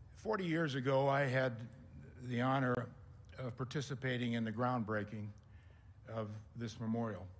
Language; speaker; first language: English; native; English